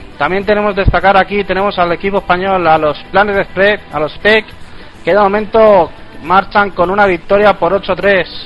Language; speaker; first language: Spanish; native; Spanish